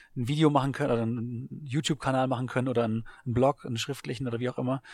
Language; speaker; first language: German; native; German